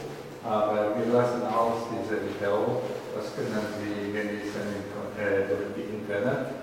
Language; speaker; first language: German; non-native, learner; Hungarian